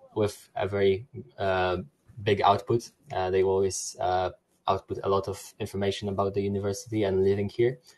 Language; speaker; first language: English; non-native, fluent; Polish